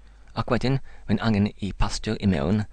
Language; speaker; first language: Welsh; non-native, learner; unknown